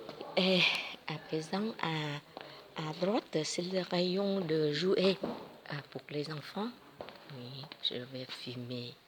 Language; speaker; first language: French; non-native, learner; Vietnamese